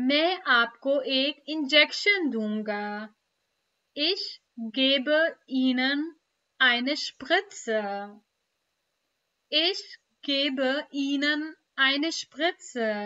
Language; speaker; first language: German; non-native, fluent; Urdu